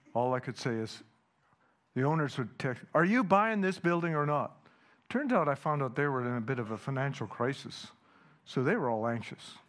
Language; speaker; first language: English; non-native, fluent; Dutch